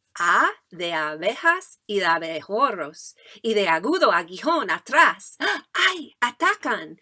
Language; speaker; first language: Spanish; non-native, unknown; English